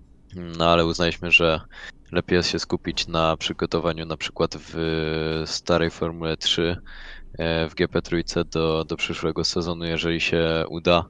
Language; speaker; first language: Polish; native; Polish